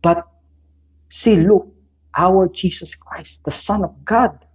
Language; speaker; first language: English; non-native, local second language; Filipino